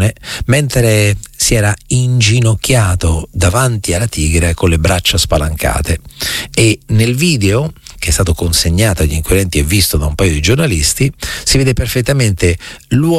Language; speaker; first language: Italian; native; Italian